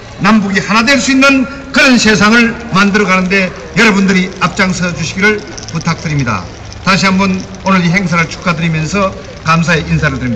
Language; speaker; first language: Korean; native; Korean